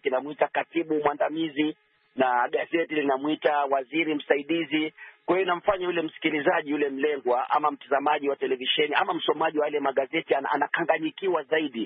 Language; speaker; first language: Swahili; native; Swahili